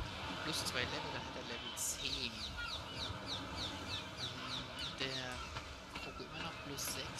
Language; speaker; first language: German; native; German